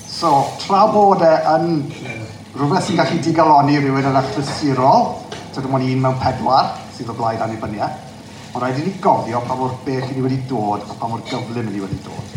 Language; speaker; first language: Welsh; native; Welsh